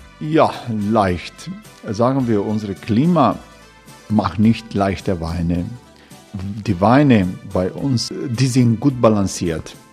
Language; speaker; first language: German; non-native, learner; Croatian